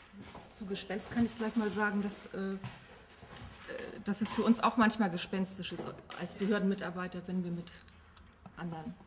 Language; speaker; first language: German; native; German